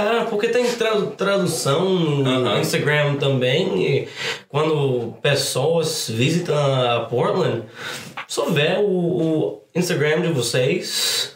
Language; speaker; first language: Portuguese; non-native, learner; English